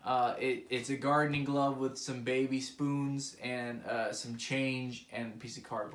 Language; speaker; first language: English; native; English